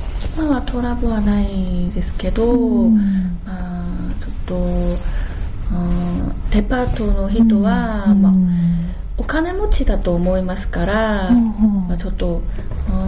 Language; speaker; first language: Japanese; non-native, learner; Korean